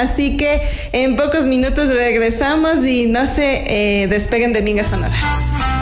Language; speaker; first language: Spanish; native; Spanish